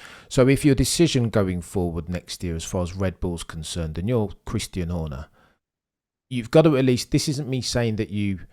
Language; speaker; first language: English; native; English